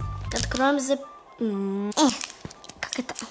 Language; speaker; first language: Russian; early bilingual, heritage; Russian